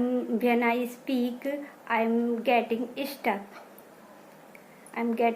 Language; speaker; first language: English; non-native, learner; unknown